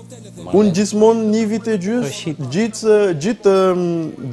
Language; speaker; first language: Albanian; non-native, learner; French